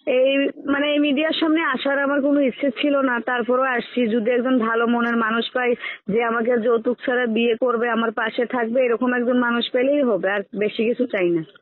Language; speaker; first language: Bangla; native; Bangla